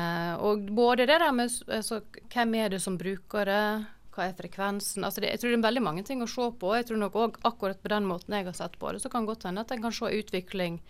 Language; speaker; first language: Norwegian; native; Norwegian